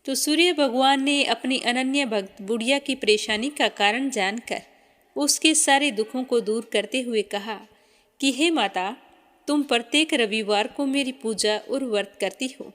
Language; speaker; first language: Hindi; native; Hindi